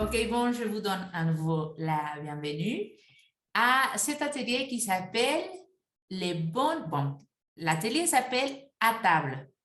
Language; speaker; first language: French; non-native, fluent; Spanish